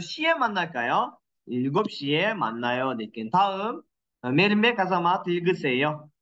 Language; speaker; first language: Korean; non-native, fluent; Kyrgyz